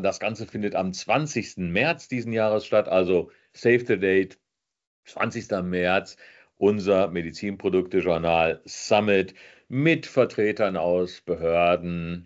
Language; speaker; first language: German; native; German